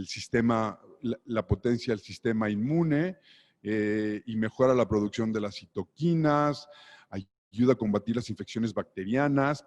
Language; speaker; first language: Spanish; native; Spanish